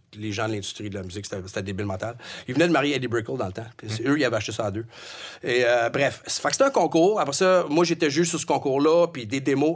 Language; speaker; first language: French; native; French